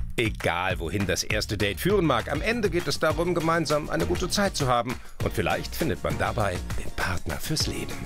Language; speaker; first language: German; native; German